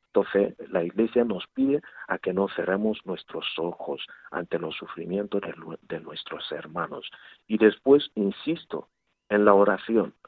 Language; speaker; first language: Spanish; non-native, fluent; Igbo